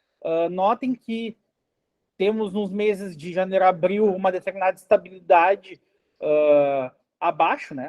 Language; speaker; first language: Portuguese; native; Portuguese